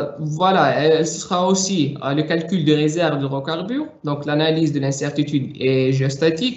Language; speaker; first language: French; non-native, local second language; Arabic